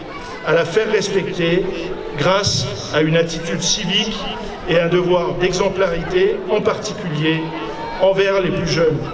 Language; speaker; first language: French; native; French